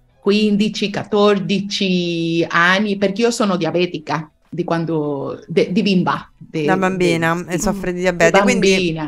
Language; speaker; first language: Italian; non-native, learner; Spanish